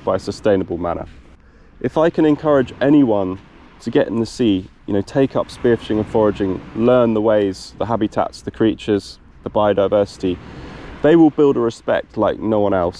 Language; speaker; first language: English; native; English